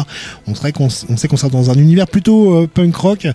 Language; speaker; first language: French; native; French